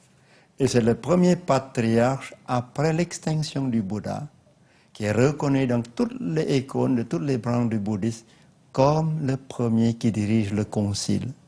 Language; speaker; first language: French; non-native, learner; Lao